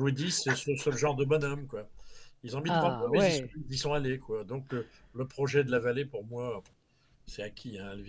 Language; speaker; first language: French; native; French